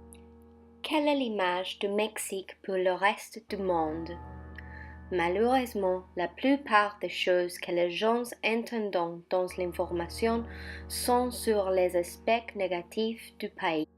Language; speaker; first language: French; non-native, learner; Spanish